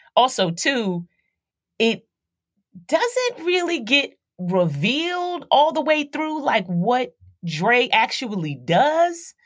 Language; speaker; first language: English; native; English